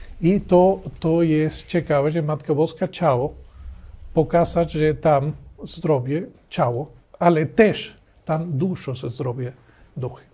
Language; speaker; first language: Polish; non-native, learner; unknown